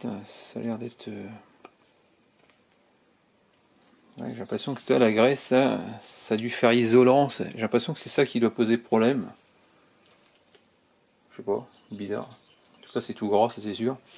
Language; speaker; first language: French; native; French